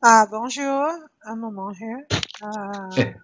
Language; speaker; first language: French; non-native, learner; English